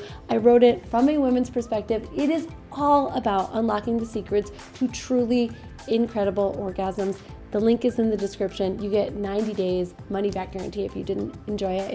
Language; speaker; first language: English; native; English